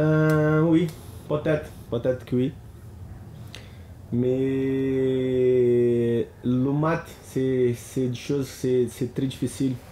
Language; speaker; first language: French; non-native, learner; Portuguese